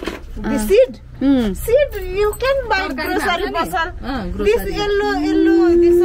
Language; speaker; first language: English; non-native, learner; Nepali